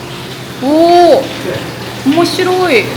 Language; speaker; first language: Japanese; non-native, fluent; Chinese